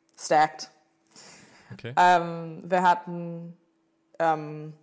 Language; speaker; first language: German; non-native, fluent; English